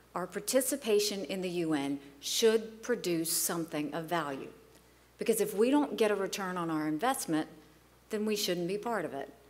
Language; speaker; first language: English; native; English